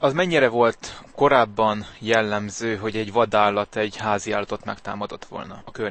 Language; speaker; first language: Hungarian; native; Hungarian